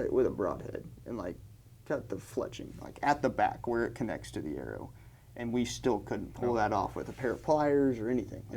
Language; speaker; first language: English; native; English